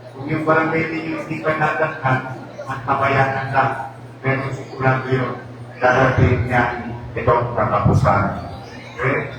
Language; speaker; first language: Filipino; native; Filipino